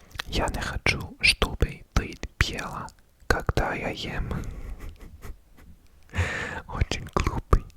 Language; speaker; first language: Russian; non-native, learner; English